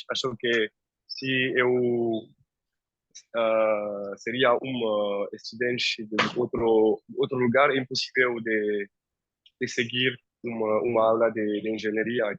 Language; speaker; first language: Portuguese; non-native, fluent; French